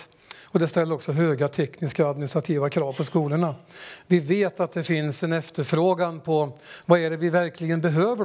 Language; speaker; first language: Swedish; native; Swedish